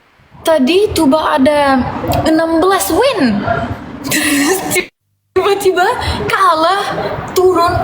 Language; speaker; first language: Indonesian; non-native, learner; Turkish